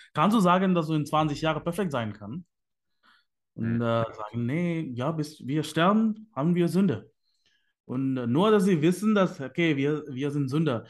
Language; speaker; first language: German; non-native, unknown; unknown